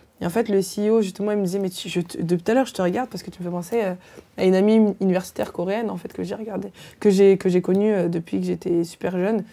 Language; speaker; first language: French; native; French